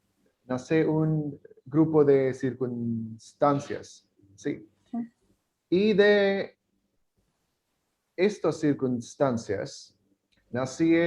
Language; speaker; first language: Spanish; non-native, learner; English